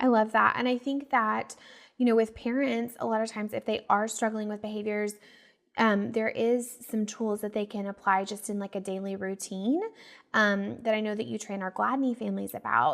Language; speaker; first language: English; native; English